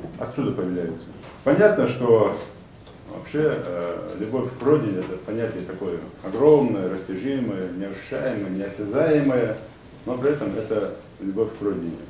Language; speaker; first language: Russian; non-native, local second language; Ingush